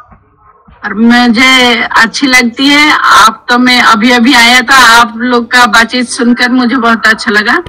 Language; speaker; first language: Hindi; non-native, local second language; Odia